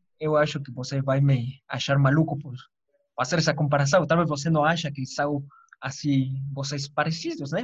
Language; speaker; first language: Portuguese; non-native, fluent; Spanish